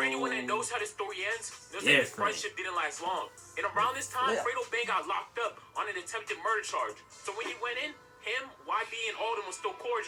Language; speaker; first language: English; native; English